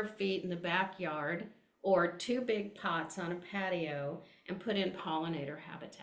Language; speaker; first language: English; native; English